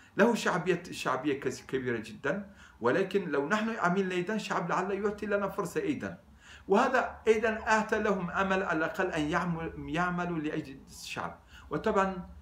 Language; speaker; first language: Arabic; non-native, fluent; Turkish